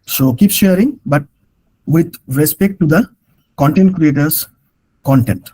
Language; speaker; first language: English; non-native, local second language; Bangla